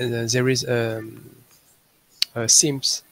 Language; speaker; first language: English; non-native, learner; French